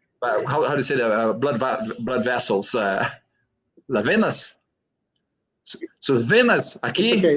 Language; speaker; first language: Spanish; non-native, fluent; Portuguese